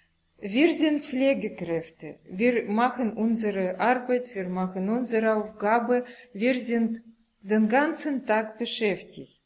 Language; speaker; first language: German; non-native, learner; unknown